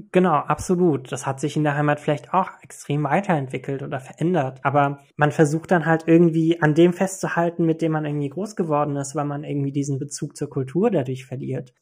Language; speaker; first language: German; early bilingual, other home language; Turkish